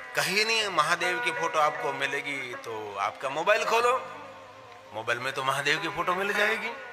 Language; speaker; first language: Hindi; non-native, local second language; Gujarati